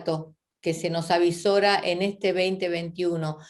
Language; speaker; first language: Spanish; native; Spanish